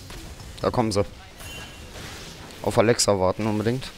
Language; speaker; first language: German; native; German